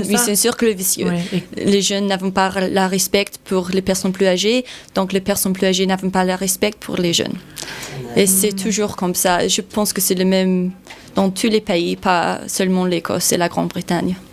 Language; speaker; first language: French; non-native, learner; English